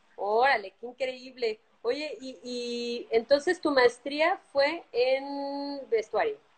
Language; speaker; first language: Spanish; native; Spanish